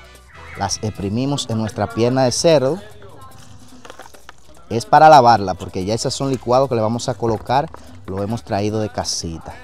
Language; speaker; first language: Spanish; native; Spanish